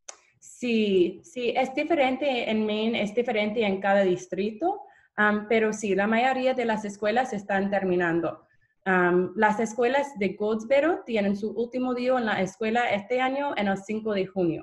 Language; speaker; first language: Spanish; non-native, fluent; English